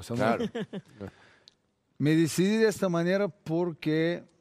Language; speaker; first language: Spanish; non-native, fluent; Bulgarian